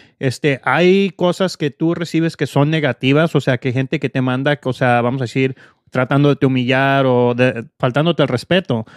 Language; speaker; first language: Spanish; early bilingual, heritage; Spanish